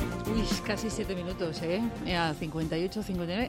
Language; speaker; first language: Spanish; native; Spanish